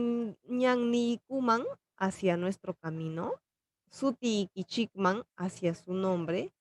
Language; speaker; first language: Spanish; non-native, local second language; Quechua